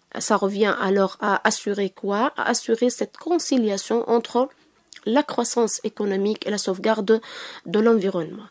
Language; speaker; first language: French; non-native, local second language; Arabic